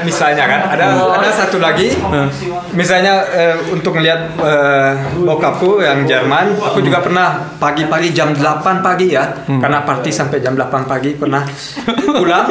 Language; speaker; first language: Indonesian; early bilingual, heritage; German